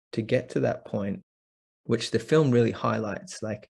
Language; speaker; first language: English; native; English